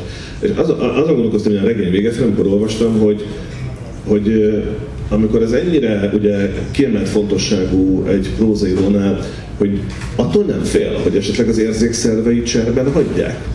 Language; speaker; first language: Hungarian; native; Hungarian